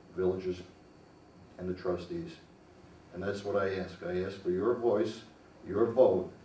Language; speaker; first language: English; native; English